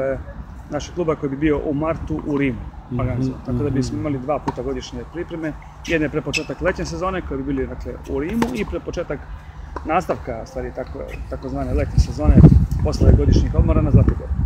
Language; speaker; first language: Serbian; native; Serbian